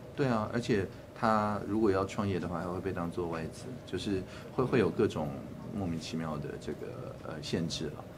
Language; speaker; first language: Chinese; native; Chinese